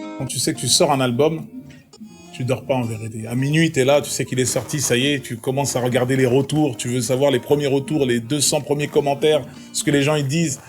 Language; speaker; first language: French; early bilingual, other home language; Lingala